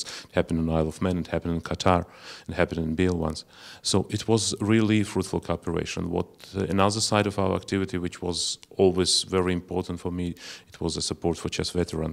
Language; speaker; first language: English; non-native, fluent; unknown